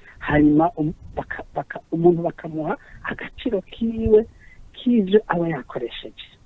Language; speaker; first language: Rundi; native; Rundi